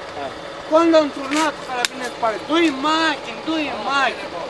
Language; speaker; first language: Italian; non-native, learner; Romanian